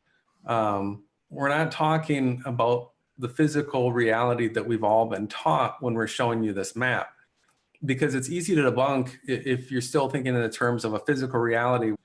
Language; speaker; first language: English; native; English